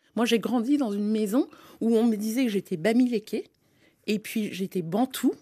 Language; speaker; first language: French; native; French